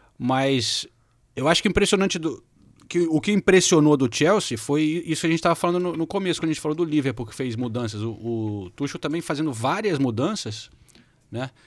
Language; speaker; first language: Portuguese; native; Portuguese